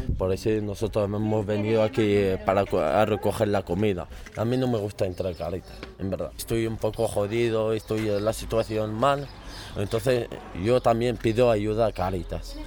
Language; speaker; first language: Spanish; early bilingual, other home language; Arabic